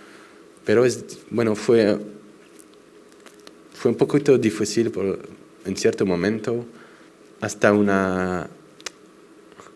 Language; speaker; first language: Spanish; non-native, fluent; French